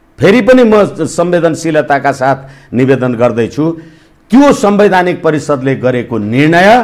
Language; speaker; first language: Nepali; native; Nepali